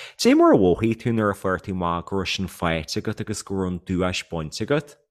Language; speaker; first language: Irish; native; Irish